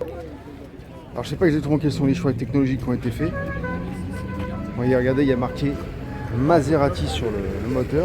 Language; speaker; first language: French; native; French